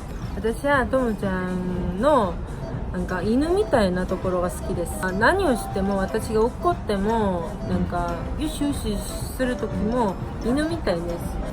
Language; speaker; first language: Japanese; non-native, fluent; Korean